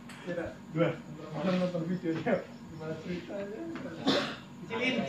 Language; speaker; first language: Indonesian; native; Indonesian